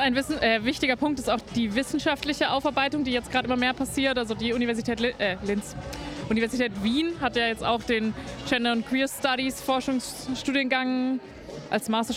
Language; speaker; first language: German; native; German